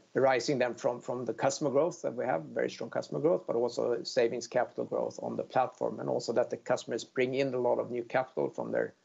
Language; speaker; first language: English; non-native, fluent; Swedish